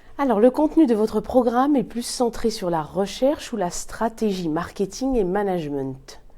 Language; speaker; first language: French; native; French